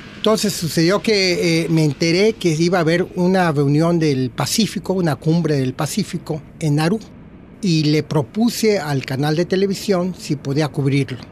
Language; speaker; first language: Spanish; native; Spanish